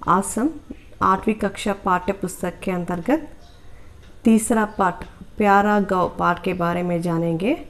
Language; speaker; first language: Hindi; non-native, local second language; Telugu